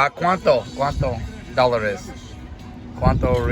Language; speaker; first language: Spanish; non-native, learner; English